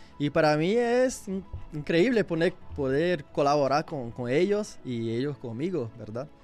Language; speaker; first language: Spanish; non-native, learner; Portuguese